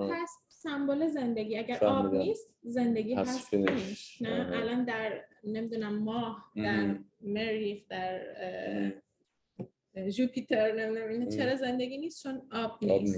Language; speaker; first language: Persian; early bilingual, heritage; Persian